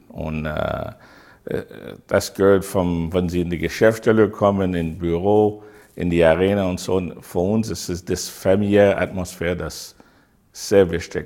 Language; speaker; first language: German; non-native, learner; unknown